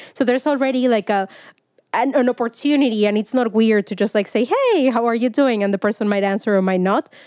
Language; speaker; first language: English; non-native, fluent; Spanish